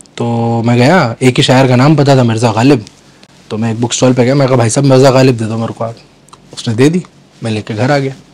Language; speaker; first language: Hindi; native; Hindi